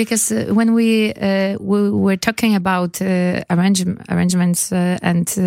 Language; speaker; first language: English; non-native, learner; Polish